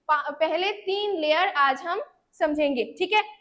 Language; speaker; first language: Hindi; non-native, local second language; Bangla